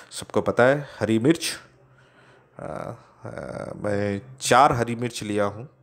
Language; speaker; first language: Hindi; non-native, local second language; Odia